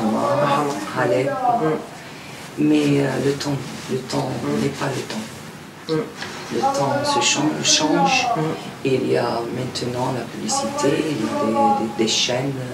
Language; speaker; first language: French; non-native, fluent; Arabic